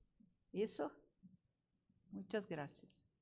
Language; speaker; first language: Spanish; non-native, learner; Portuguese